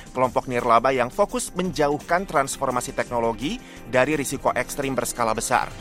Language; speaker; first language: Indonesian; native; Indonesian